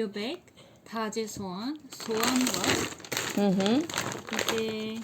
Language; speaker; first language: Turkish; non-native, learner; Korean